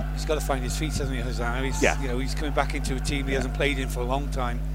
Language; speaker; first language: English; native; English